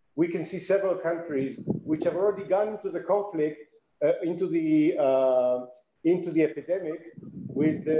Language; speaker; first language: English; non-native, fluent; Hebrew